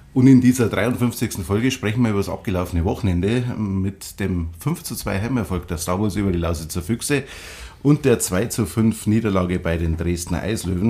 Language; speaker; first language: German; native; German